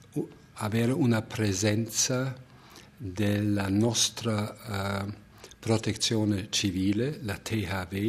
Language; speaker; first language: Italian; non-native, fluent; German